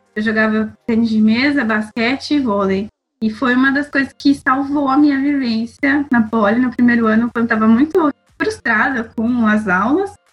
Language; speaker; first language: Portuguese; native; Portuguese